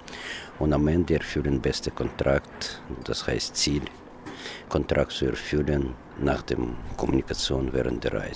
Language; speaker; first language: German; non-native, learner; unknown